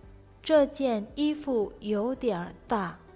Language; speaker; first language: Chinese; non-native, fluent; Indonesian